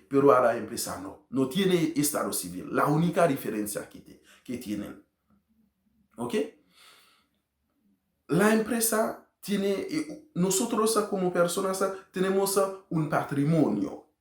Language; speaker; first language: Spanish; non-native, learner; Haitian Creole